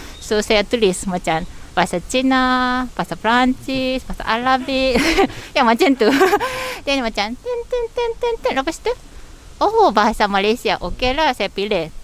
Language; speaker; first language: Malay; non-native, fluent; Japanese